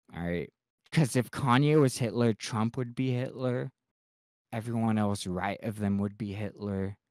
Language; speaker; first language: English; native; English